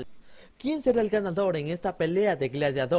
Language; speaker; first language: Spanish; native; Spanish